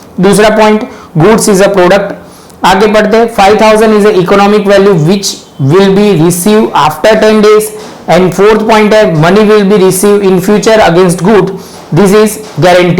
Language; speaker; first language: Hindi; non-native, local second language; Gujarati